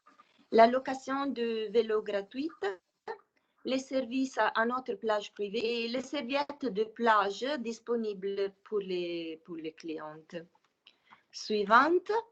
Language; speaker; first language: French; non-native, fluent; Italian